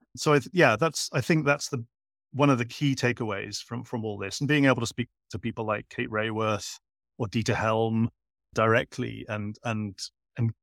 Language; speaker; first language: English; native; English